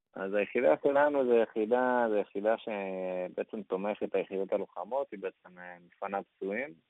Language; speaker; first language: Hebrew; native; Hebrew